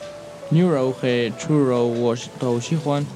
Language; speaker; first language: Chinese; non-native, learner; Spanish